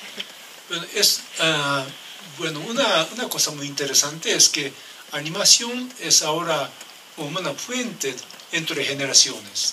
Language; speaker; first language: Spanish; non-native, learner; Japanese